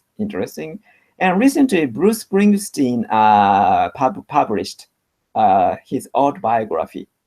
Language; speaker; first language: English; non-native, learner; Japanese